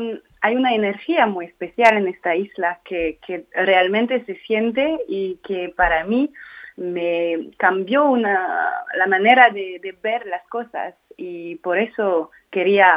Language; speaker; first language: Spanish; non-native, fluent; French